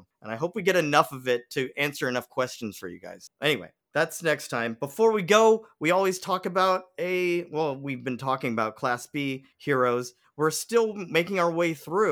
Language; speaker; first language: English; native; English